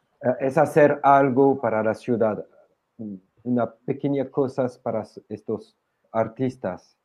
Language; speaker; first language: Spanish; non-native, fluent; French